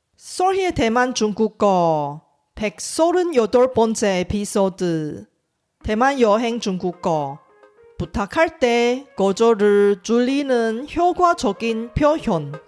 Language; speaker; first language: Korean; non-native, fluent; Chinese